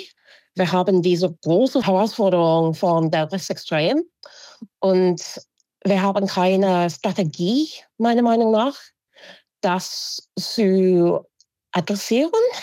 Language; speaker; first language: German; non-native, fluent; English